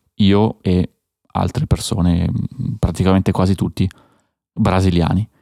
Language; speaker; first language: Italian; native; Italian